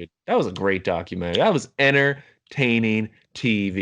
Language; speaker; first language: English; native; English